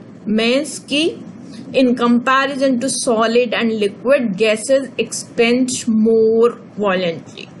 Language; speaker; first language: English; non-native, local second language; Hindi